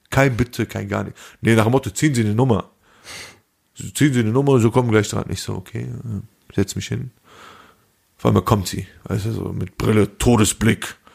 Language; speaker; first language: German; early bilingual, other home language; Turkish